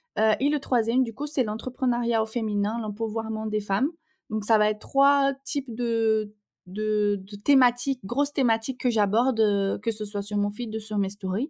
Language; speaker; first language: French; non-native, fluent; Portuguese